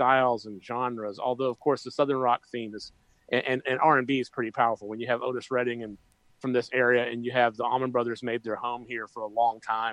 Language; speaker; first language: English; native; English